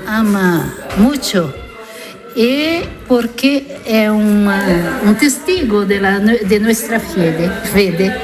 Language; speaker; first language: Spanish; non-native, learner; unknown